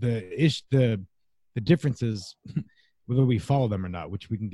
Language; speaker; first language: English; native; English